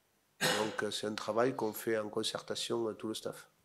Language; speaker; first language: French; native; French